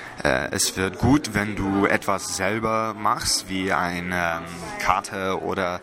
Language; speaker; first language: German; non-native, learner; English